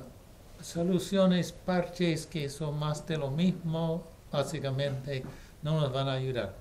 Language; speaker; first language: Spanish; non-native, fluent; English